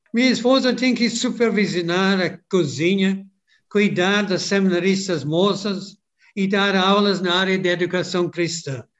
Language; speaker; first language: Portuguese; non-native, fluent; English